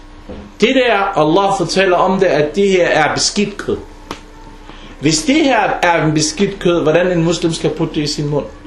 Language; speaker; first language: Danish; non-native, fluent; Arabic